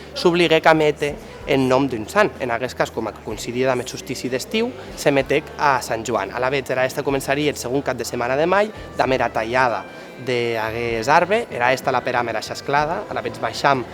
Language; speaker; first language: Catalan; non-native, local second language; Occitan